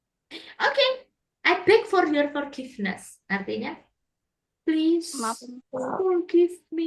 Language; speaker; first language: English; non-native, fluent; Indonesian